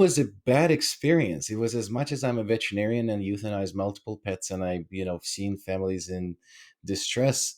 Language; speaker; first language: English; non-native, fluent; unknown